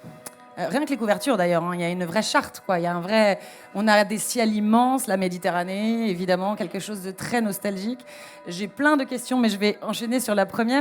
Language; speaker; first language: French; native; French